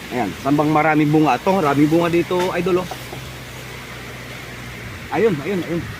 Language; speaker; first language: Filipino; native; Filipino